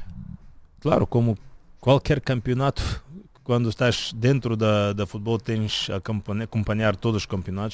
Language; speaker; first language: Portuguese; non-native, fluent; Bulgarian